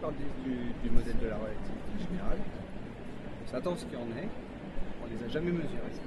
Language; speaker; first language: French; native; French